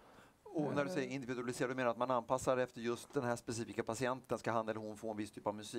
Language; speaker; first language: Swedish; native; Swedish